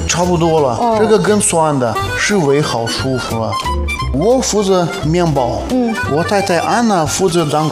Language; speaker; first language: Chinese; non-native, learner; Russian